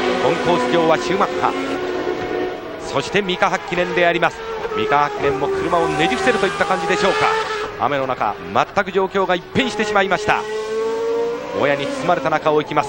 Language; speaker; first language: Japanese; native; Japanese